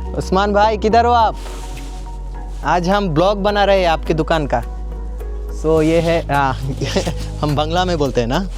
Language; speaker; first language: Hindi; non-native, fluent; Bangla